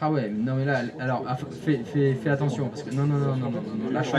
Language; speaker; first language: French; native; French